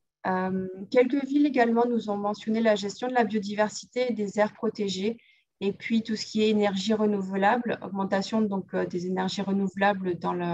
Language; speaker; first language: French; native; French